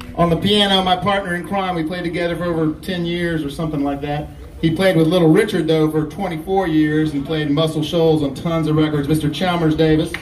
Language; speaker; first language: English; native; English